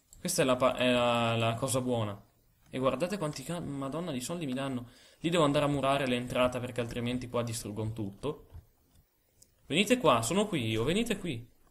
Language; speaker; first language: Italian; native; Italian